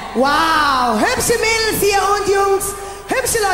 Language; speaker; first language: German; non-native, learner; English